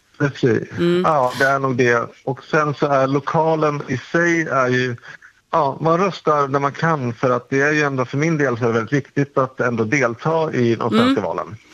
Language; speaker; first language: Swedish; native; Swedish